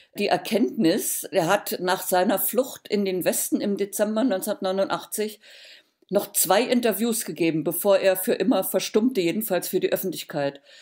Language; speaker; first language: German; native; German